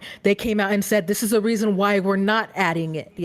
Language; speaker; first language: English; native; English